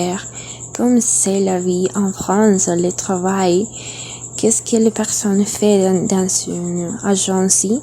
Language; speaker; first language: French; non-native, learner; Spanish